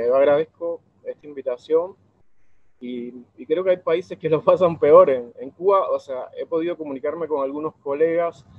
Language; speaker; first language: Spanish; native; Spanish